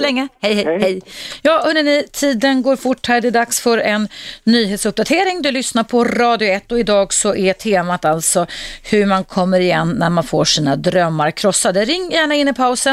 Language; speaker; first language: Swedish; native; Swedish